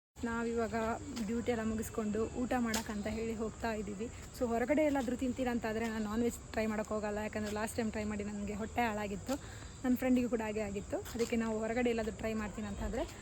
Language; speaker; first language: Kannada; non-native, local second language; Tulu